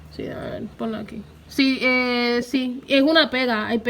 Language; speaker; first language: Spanish; early bilingual, heritage; Spanish